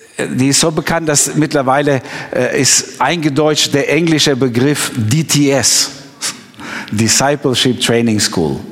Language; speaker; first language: German; non-native, fluent; Albanian